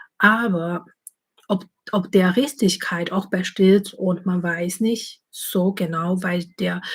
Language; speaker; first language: German; non-native, fluent; Chinese